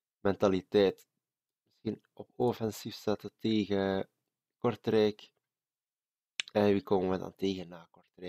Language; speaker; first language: Dutch; native; Dutch